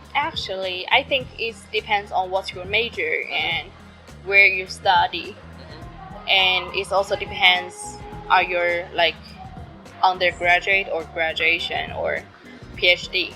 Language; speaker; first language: English; non-native, learner; Chinese